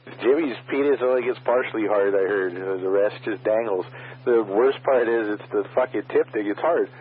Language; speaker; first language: English; native; English